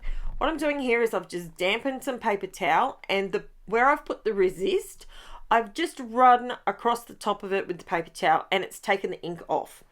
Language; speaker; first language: English; native; English